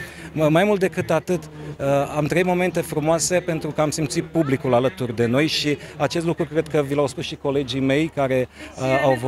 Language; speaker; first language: Romanian; native; Romanian